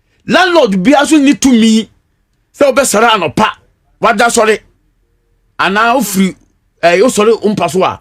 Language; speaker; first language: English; non-native, local second language; Akan